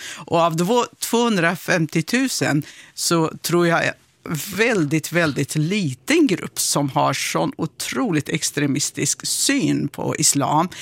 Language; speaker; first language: Swedish; early bilingual, other home language; Kurdish